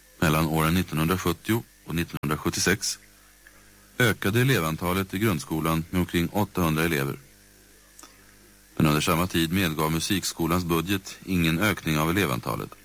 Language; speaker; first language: Swedish; native; Swedish